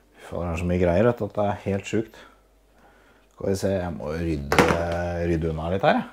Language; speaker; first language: Norwegian; native; Norwegian